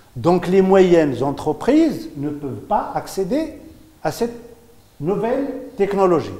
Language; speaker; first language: French; non-native, local second language; Arabic